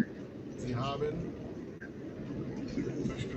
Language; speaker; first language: German; non-native, fluent; Portuguese